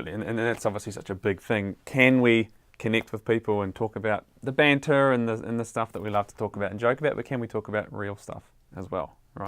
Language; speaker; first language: English; native; English